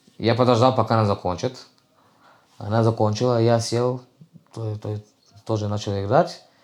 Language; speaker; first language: Russian; early bilingual, heritage; Russian